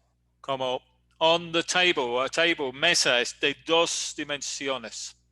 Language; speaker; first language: Spanish; non-native, learner; English